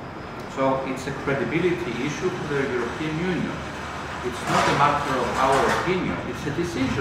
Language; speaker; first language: English; non-native, fluent; Greek